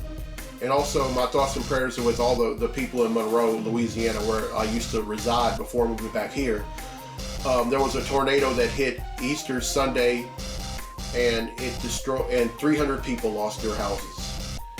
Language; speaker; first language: English; native; English